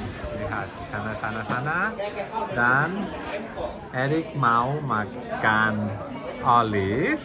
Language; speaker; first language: Indonesian; non-native, learner; Catalan